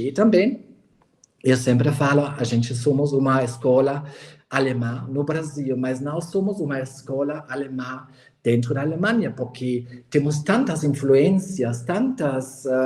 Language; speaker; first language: Portuguese; non-native, fluent; German